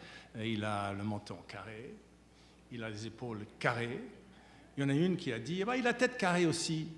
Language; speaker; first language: French; native; French